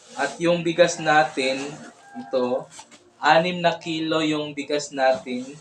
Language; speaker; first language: Filipino; non-native, local second language; Surigaonon